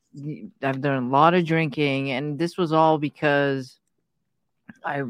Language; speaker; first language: English; early bilingual, other home language; Persian